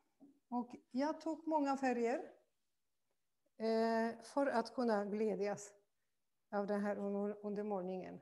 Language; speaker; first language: Swedish; non-native, fluent; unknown